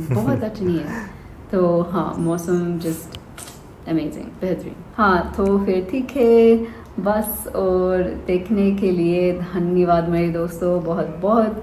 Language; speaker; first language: Hindi; non-native, learner; English